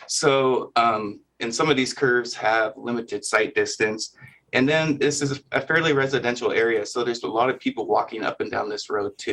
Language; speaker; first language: English; native; English